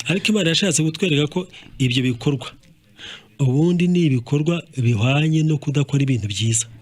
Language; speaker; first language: Kinyarwanda; early bilingual, heritage; Kinyarwanda